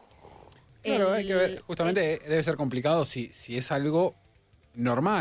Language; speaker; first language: Spanish; native; Spanish